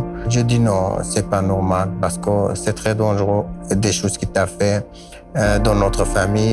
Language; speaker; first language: French; non-native, learner; Kurdish